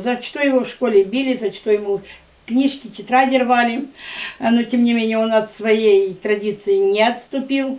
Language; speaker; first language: Russian; native; Russian